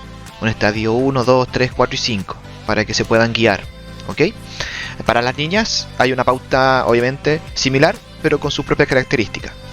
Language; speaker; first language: Spanish; native; Spanish